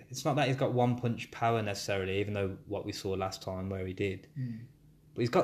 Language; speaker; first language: English; native; English